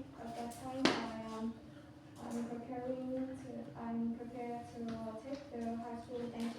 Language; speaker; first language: English; non-native, learner; Vietnamese